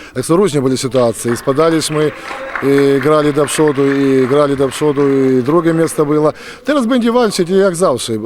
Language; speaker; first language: Polish; non-native, learner; Ukrainian